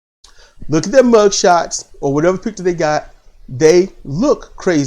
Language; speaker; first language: English; native; English